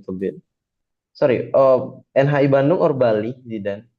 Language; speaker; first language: English; non-native, fluent; Indonesian